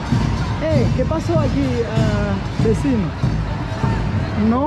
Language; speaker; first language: Spanish; non-native, learner; English